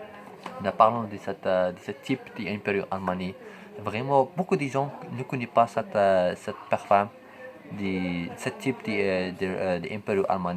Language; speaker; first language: French; non-native, local second language; Arabic